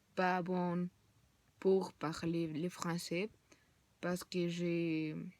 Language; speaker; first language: French; non-native, learner; Spanish